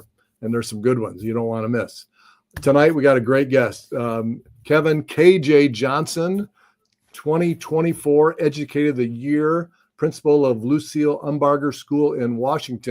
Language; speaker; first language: English; native; English